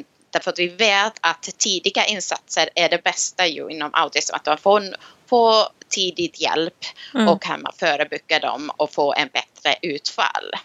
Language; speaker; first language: Swedish; non-native, local second language; Finnish